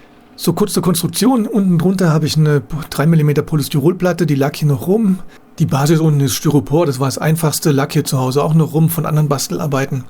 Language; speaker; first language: German; native; German